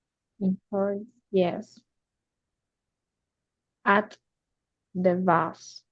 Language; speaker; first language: English; non-native, learner; Spanish